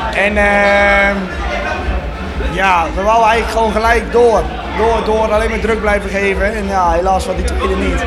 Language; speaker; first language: Dutch; native; Dutch